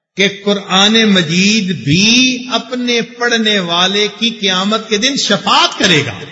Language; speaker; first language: Urdu; non-native, local second language; Punjabi